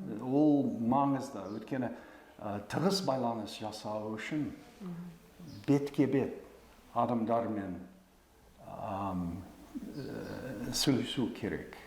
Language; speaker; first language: Kazakh; non-native, fluent; English